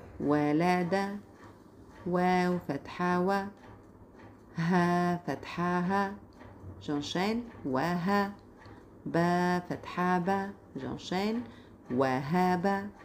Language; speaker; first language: Arabic; non-native, fluent; French